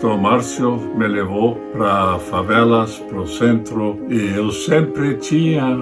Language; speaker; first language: Portuguese; non-native, fluent; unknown